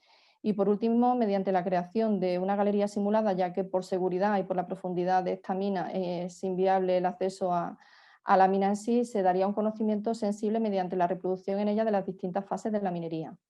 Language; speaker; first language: Spanish; native; Spanish